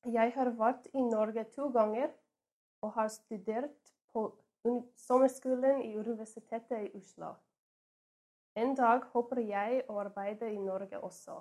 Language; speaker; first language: Norwegian; non-native, learner; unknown